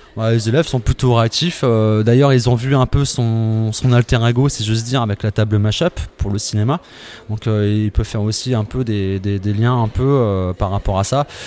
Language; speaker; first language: French; native; French